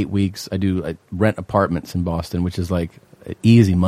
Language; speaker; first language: English; native; English